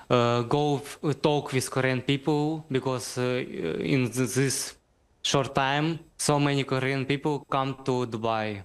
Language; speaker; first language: English; non-native, learner; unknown